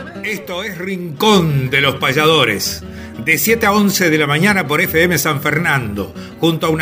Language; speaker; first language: Spanish; native; Spanish